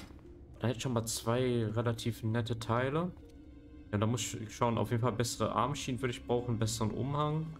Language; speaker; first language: German; native; German